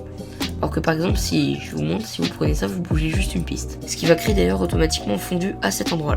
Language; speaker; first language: French; native; French